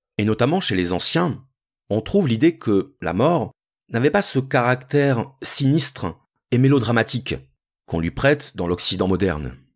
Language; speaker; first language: French; native; French